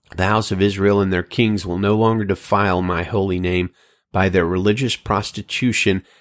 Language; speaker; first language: English; native; English